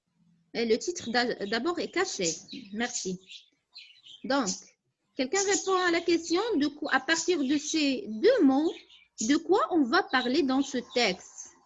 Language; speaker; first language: French; non-native, local second language; Arabic